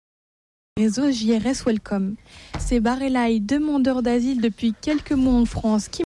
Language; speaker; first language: French; native; French